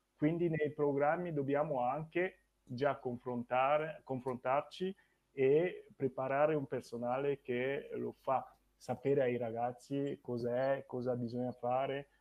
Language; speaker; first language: Italian; non-native, fluent; French